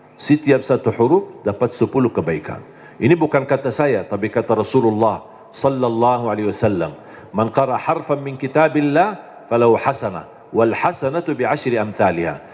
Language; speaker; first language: Indonesian; non-native, fluent; Arabic